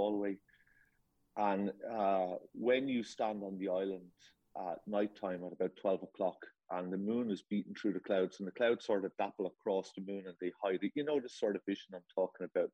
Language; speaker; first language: English; native; English